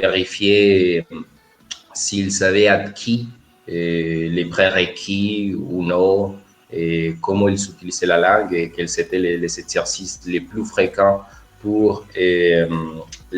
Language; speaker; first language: French; non-native, fluent; Spanish